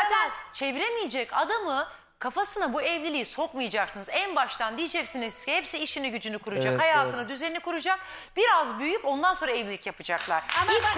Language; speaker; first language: Turkish; native; Turkish